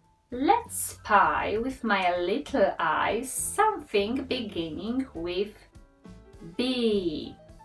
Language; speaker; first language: English; non-native, fluent; Polish